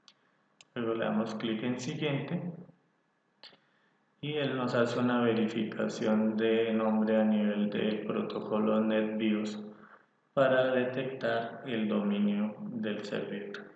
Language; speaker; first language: Spanish; native; Spanish